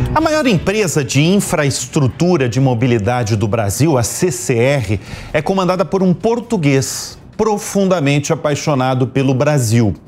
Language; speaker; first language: Portuguese; native; Portuguese